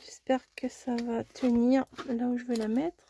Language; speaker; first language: French; native; French